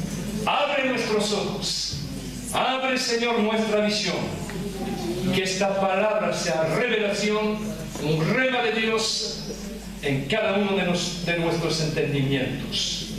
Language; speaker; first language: Spanish; early bilingual, heritage; French